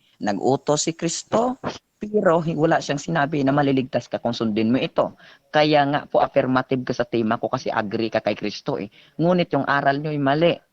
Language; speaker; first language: Filipino; native; Filipino